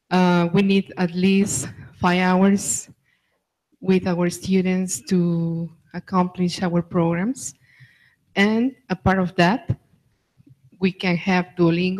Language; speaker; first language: English; non-native, fluent; Spanish